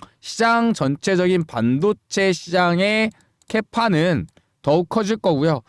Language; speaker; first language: Korean; native; Korean